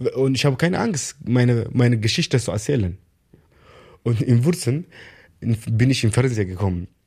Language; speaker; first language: German; non-native, learner; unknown